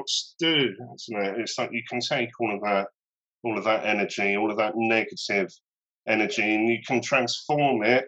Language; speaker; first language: English; native; English